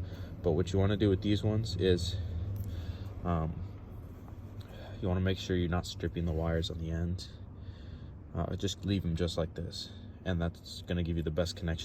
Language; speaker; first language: English; native; English